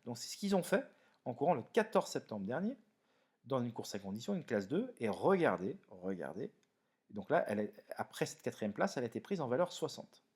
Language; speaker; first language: French; native; French